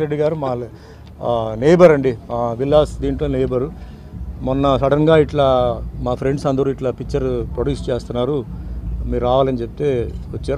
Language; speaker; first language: Telugu; native; Telugu